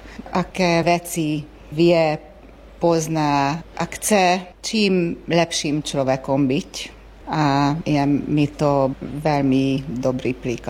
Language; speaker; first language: Slovak; early bilingual, heritage; Slovak